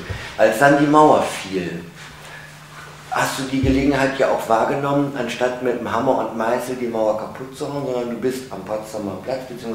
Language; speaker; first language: German; native; German